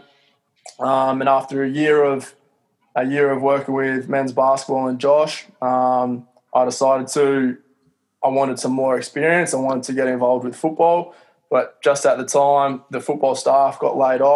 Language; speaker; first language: English; native; English